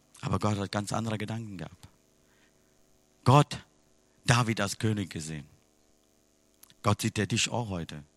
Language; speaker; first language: German; non-native, fluent; Tamil